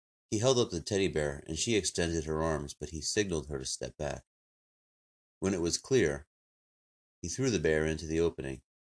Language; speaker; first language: English; native; English